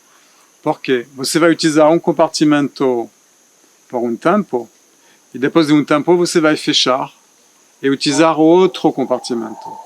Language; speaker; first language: Portuguese; non-native, fluent; French